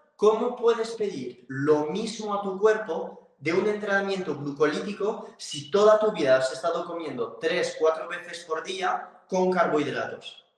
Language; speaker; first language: Spanish; non-native, fluent; French